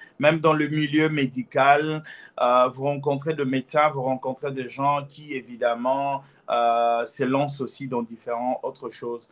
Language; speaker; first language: French; non-native, local second language; Lingala